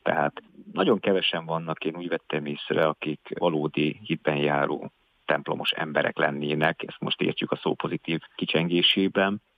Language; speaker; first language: Hungarian; native; Hungarian